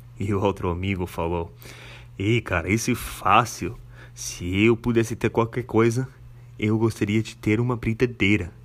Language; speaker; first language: Portuguese; non-native, fluent; English